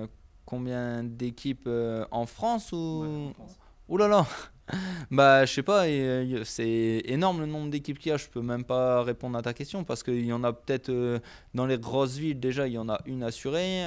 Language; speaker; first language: French; native; French